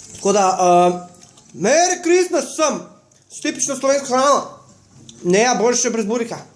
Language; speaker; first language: Slovenian; early bilingual, other home language; Serbian